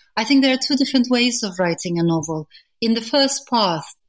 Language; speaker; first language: English; non-native, fluent; Turkish